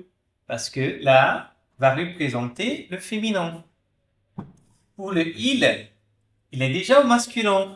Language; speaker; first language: French; non-native, fluent; Portuguese